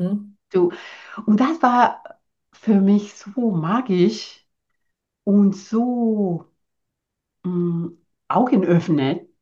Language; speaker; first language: German; non-native, fluent; Spanish